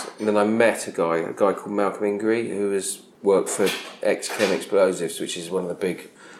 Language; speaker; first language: English; native; English